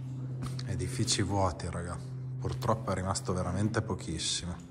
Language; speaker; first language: Italian; native; Italian